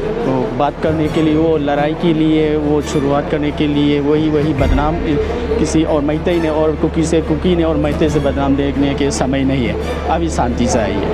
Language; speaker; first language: Hindi; non-native, learner; Manipuri